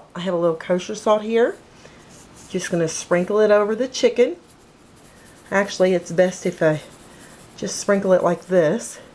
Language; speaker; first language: English; native; English